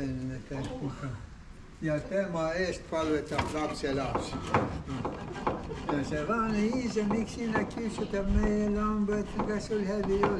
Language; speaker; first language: Estonian; non-native, learner; Ukrainian